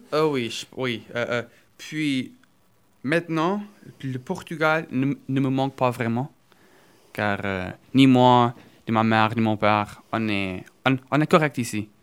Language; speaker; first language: French; early bilingual, other home language; Portuguese